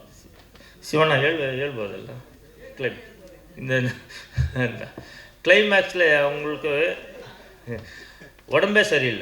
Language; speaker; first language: Tamil; non-native, learner; Kannada